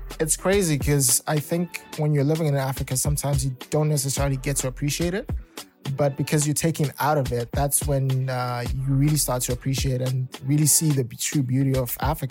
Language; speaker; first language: English; non-native, local second language; Shona